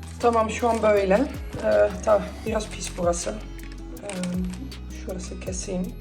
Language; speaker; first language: Turkish; early bilingual, heritage; Turkish